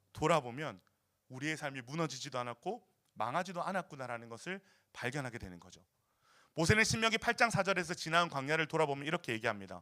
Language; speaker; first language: Korean; native; Korean